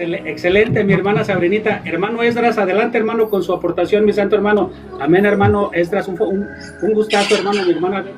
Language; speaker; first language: Spanish; native; Spanish